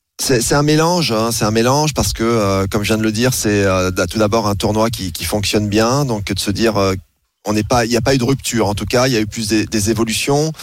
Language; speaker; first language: French; native; French